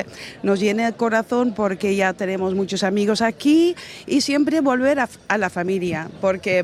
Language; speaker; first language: Spanish; non-native, fluent; Dutch